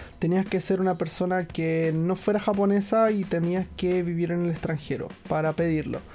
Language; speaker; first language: Spanish; native; Spanish